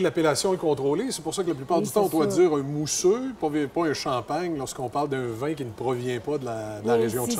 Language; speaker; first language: French; native; French